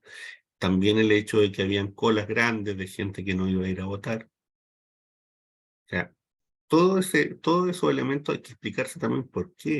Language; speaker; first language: Spanish; native; Spanish